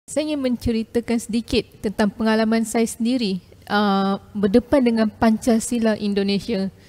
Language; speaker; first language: Malay; non-native, local second language; Tamil